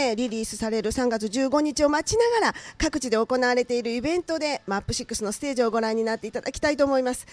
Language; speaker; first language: Japanese; native; Japanese